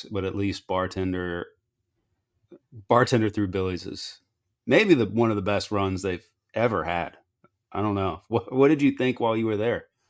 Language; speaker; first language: English; native; English